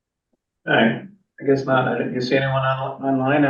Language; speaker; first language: English; native; English